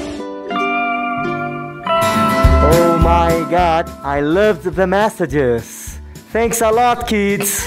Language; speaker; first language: English; non-native, fluent; Portuguese